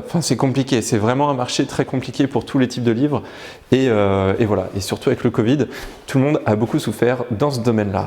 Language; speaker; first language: French; native; French